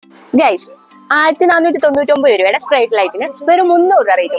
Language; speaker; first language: Malayalam; native; Malayalam